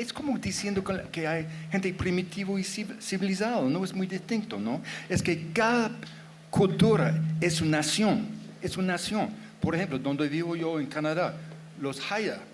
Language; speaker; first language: Spanish; non-native, fluent; English